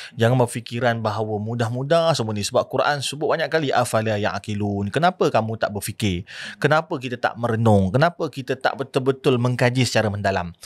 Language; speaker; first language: Malay; native; Malay